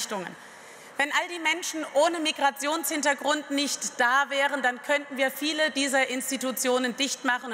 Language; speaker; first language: German; native; German